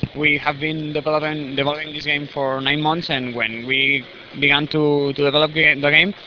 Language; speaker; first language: English; non-native, learner; Spanish